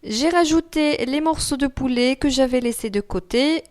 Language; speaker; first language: French; non-native, local second language; Arabic